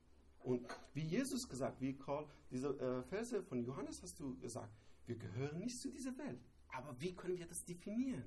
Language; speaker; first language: German; non-native, learner; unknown